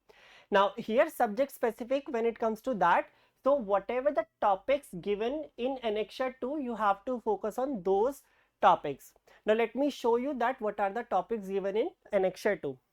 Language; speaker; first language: English; non-native, local second language; Hindi